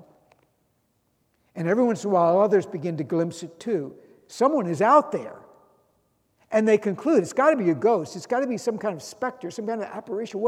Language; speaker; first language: English; native; English